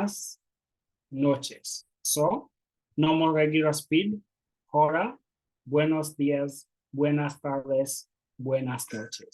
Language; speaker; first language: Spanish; non-native, learner; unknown